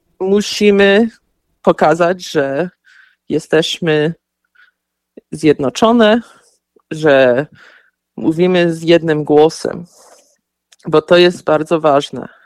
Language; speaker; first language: Polish; early bilingual, heritage; Polish